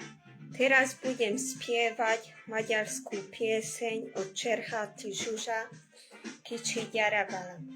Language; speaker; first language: Slovak; non-native, local second language; Hungarian